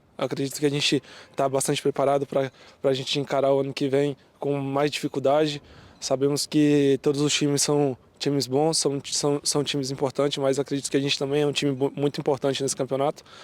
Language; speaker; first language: Portuguese; native; Portuguese